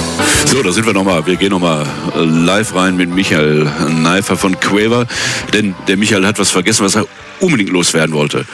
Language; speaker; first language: German; native; German